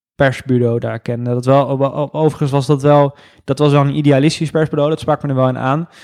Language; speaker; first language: Dutch; native; Dutch